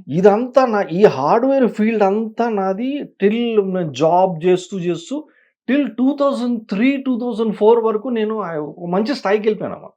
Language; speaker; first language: Telugu; native; Telugu